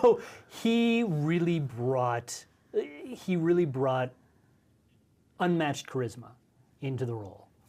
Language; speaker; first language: English; native; English